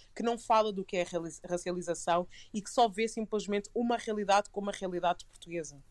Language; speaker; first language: Portuguese; native; Portuguese